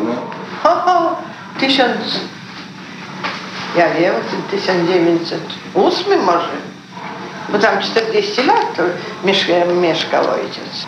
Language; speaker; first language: Polish; early bilingual, heritage; Polish